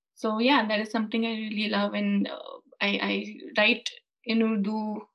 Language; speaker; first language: English; non-native, local second language; Hindi